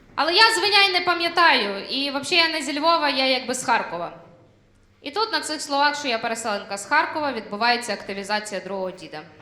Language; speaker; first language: Ukrainian; non-native, local second language; Russian